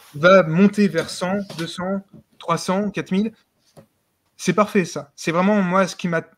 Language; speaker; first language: French; native; French